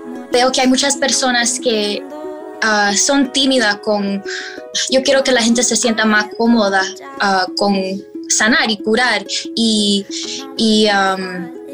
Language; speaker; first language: Spanish; early bilingual, heritage; Spanish